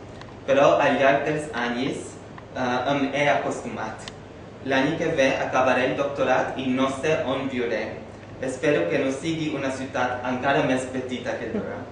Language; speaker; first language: Catalan; non-native, fluent; English